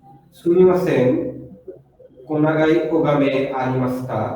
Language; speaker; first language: Japanese; non-native, learner; Bangla